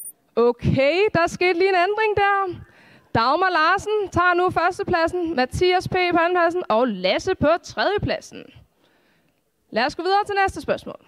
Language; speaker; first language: Danish; native; Danish